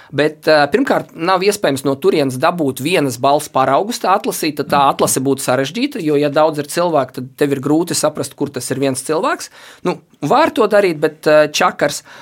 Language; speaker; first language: Latvian; native; Latvian